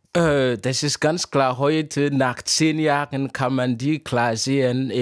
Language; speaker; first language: German; non-native, fluent; Mossi